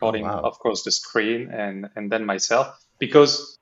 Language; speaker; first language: English; non-native, fluent; French